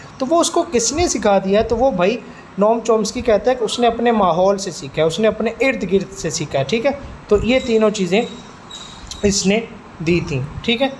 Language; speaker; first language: Urdu; non-native, local second language; Punjabi